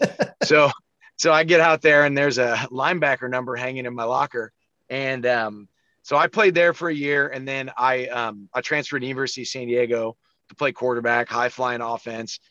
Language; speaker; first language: English; native; English